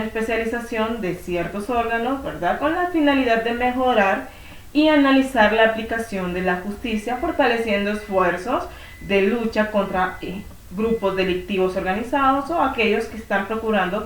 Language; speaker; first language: Spanish; native; Spanish